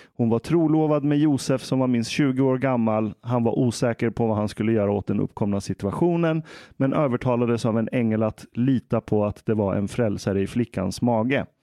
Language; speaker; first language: Swedish; early bilingual, other home language; Persian